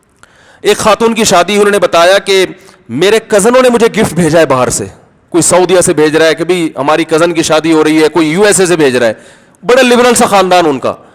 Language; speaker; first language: Urdu; native; Urdu